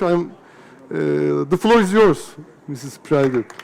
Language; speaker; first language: English; non-native, fluent; Turkish